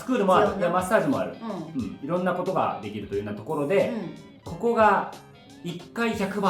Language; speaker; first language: Japanese; native; Japanese